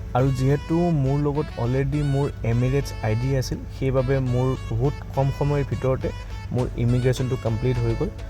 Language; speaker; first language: Assamese; native; Assamese